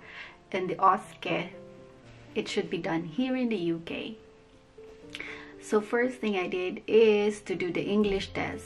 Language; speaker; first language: English; non-native, local second language; Filipino